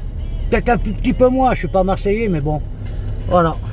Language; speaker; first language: French; native; French